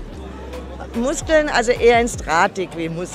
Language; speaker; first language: German; native; German